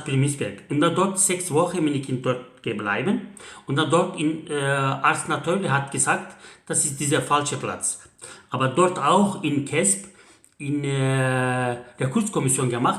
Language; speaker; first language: German; non-native, learner; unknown